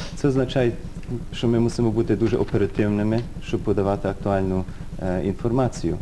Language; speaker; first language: Ukrainian; early bilingual, heritage; Ukrainian